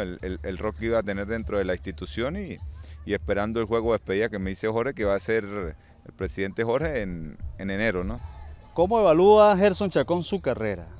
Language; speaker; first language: Spanish; native; Spanish